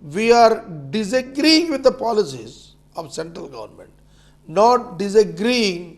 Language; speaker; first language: English; non-native, local second language; Telugu